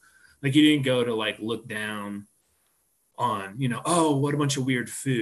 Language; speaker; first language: English; native; English